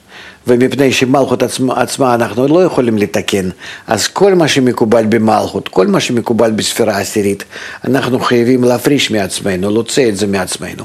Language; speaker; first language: Hebrew; non-native, fluent; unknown